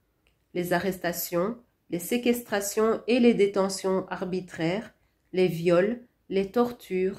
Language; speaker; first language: French; non-native, local second language; Rundi